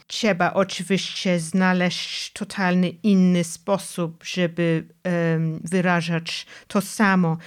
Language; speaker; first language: Polish; non-native, fluent; English